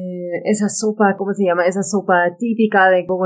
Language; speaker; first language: Spanish; non-native, fluent; Dutch